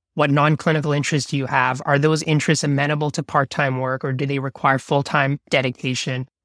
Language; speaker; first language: English; non-native, local second language; Bangla